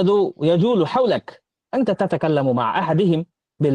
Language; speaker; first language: Arabic; non-native, fluent; Bangla